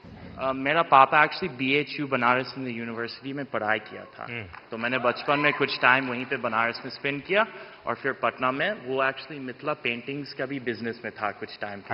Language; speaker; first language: Hindi; non-native, fluent; English